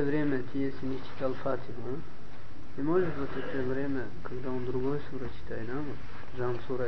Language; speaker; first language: Russian; non-native, learner; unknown